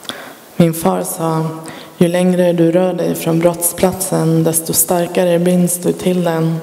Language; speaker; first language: Swedish; early bilingual, other home language; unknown